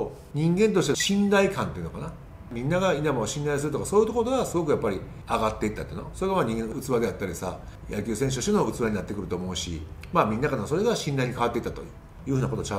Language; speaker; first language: Japanese; native; Japanese